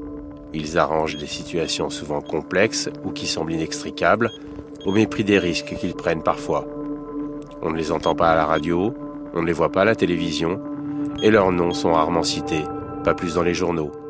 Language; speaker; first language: French; native; French